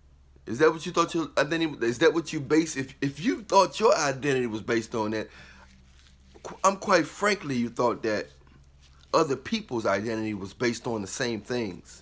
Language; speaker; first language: English; native; English